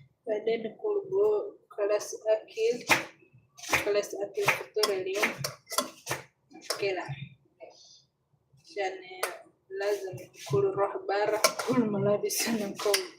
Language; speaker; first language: Arabic; non-native, learner; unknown